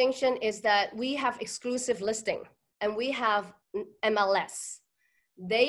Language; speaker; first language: English; non-native, local second language; Cantonese